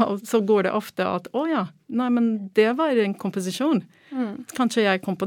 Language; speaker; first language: Norwegian; non-native, fluent; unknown